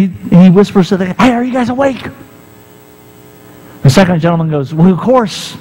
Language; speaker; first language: English; native; English